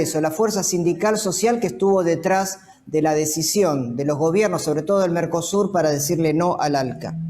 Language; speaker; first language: Spanish; native; Spanish